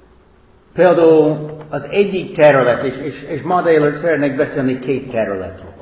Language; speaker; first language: Hungarian; non-native, fluent; English